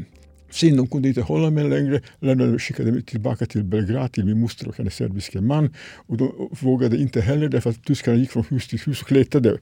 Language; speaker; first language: Swedish; non-native, fluent; Serbian